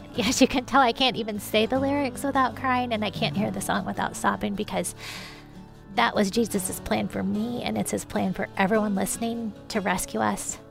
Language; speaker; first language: English; native; English